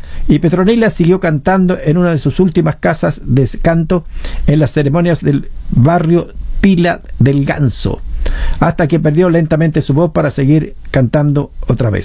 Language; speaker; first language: Spanish; native; Spanish